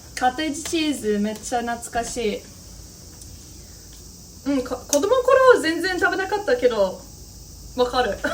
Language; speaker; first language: Japanese; non-native, learner; English